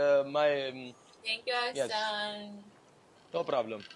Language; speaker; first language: English; non-native, learner; Punjabi